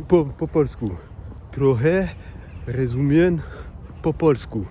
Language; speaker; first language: Polish; non-native, learner; French